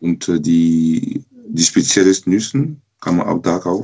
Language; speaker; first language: German; non-native, learner; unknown